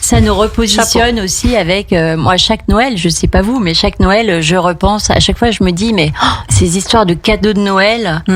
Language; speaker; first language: French; native; French